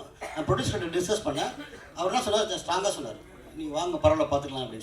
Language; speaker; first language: Tamil; native; Tamil